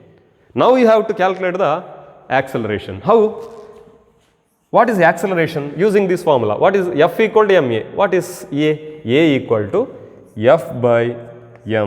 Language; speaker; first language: English; non-native, local second language; Kannada